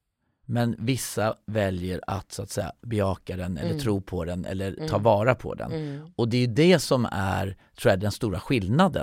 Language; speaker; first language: Swedish; native; Swedish